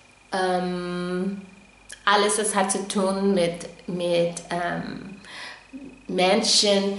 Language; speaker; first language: German; non-native, fluent; English